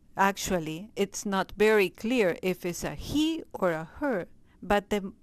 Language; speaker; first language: English; non-native, fluent; Spanish